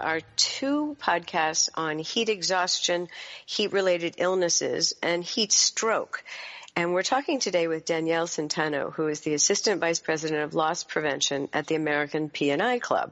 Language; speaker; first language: English; native; English